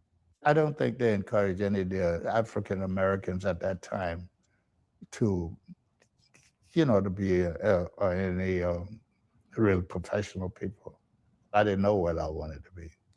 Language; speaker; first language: English; native; English